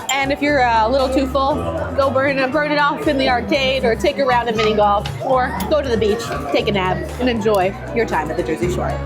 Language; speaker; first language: English; native; English